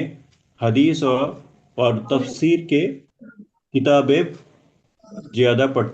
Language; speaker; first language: Hindi; non-native, learner; Bangla